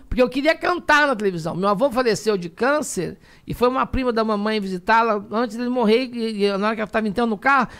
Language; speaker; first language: Portuguese; native; Portuguese